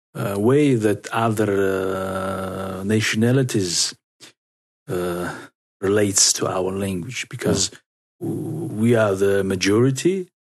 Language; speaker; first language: English; non-native, learner; Russian